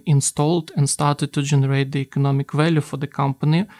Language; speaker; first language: English; non-native, fluent; Ukrainian